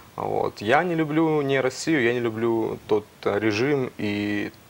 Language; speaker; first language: Russian; native; Russian